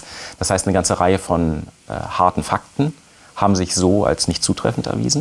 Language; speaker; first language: German; native; German